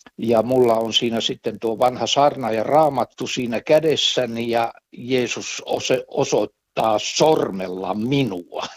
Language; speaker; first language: Finnish; native; Finnish